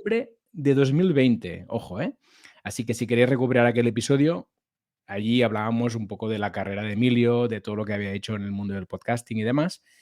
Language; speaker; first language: Spanish; native; Spanish